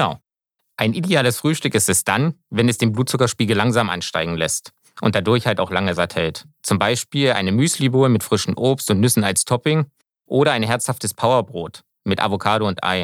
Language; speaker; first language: German; native; German